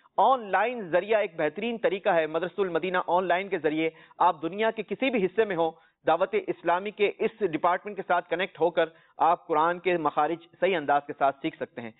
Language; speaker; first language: Urdu; native; Urdu